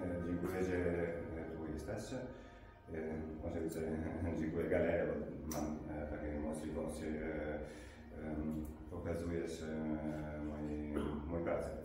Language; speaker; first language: Polish; non-native, learner; Italian